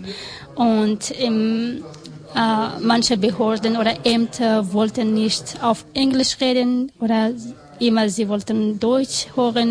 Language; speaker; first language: German; non-native, learner; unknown